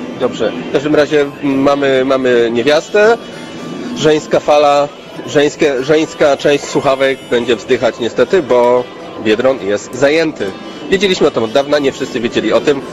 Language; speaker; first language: Polish; native; Polish